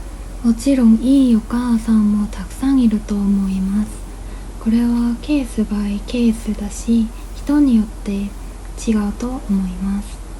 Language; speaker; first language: Japanese; non-native, fluent; Korean